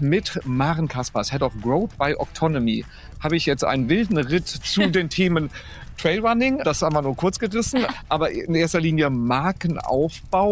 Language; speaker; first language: German; native; German